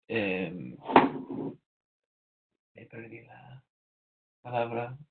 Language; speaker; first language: Spanish; non-native, learner; English